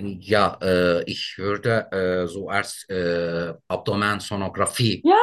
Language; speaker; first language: German; non-native, learner; Turkish